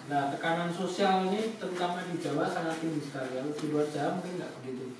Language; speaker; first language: Indonesian; native; Indonesian